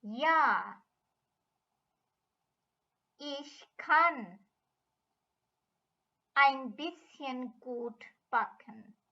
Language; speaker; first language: German; non-native, fluent; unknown